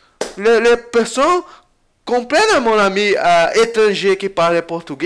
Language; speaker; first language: French; non-native, learner; Portuguese